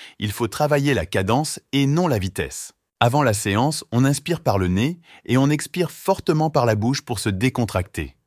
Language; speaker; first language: French; native; French